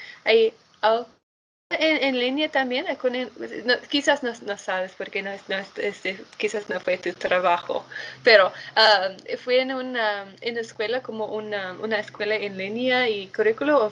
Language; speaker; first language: Spanish; non-native, fluent; English